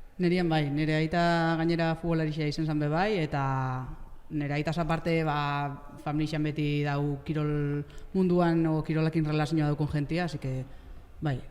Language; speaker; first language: Basque; native; Basque